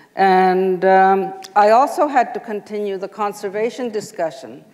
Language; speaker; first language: English; native; English